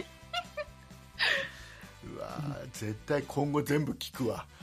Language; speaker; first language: Japanese; native; Japanese